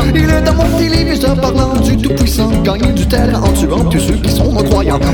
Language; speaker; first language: French; native; French